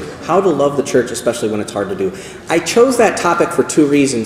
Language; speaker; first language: English; native; English